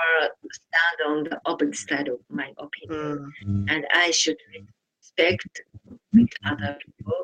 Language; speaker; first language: English; non-native, learner; Japanese